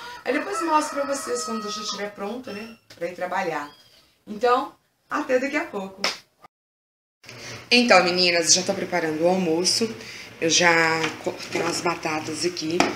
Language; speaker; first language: Portuguese; native; Portuguese